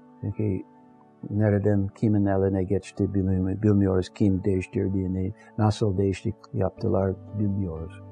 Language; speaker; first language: Turkish; non-native, fluent; English